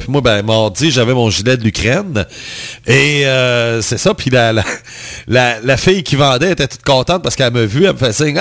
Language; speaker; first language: French; native; French